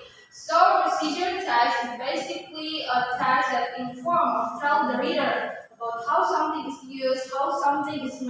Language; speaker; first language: English; non-native, fluent; Indonesian